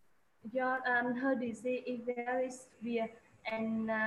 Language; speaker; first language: English; non-native, learner; Vietnamese